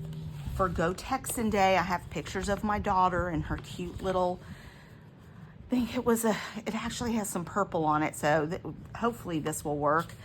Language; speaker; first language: English; native; English